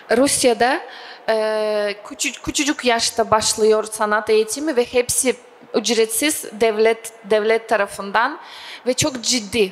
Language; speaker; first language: Turkish; non-native, fluent; Russian